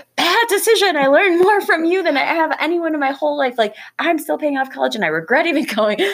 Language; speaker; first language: English; native; English